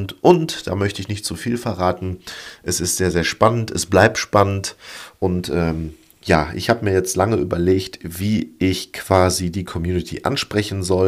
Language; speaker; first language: German; native; German